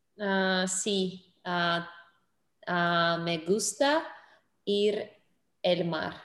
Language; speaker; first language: Spanish; non-native, learner; English